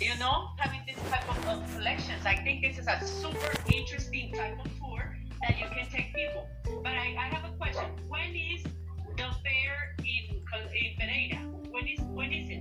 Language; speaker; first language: English; non-native, learner; Spanish